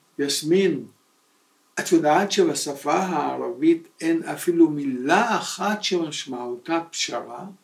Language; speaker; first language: Hebrew; early bilingual, other home language; Arabic